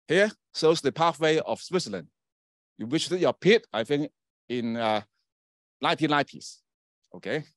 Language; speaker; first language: English; non-native, local second language; Chinese